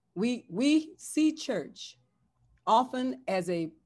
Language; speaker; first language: English; native; English